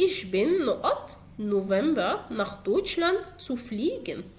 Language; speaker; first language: German; non-native, fluent; Arabic